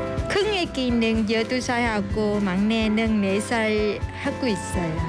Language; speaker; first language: Korean; non-native, learner; Vietnamese